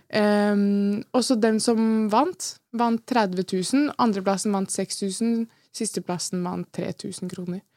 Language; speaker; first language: Norwegian; early bilingual, other home language; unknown